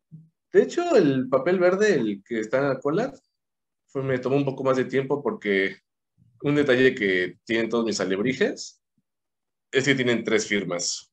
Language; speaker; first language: Spanish; native; Spanish